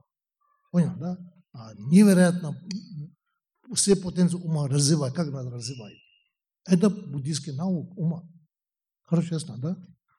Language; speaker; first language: Russian; non-native, learner; Tibetan